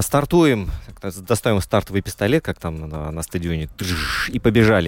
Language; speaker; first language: Russian; native; Russian